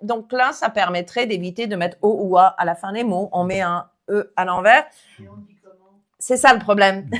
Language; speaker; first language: French; non-native, fluent; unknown